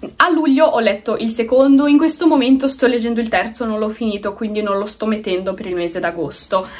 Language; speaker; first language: Italian; early bilingual, other home language; Romanian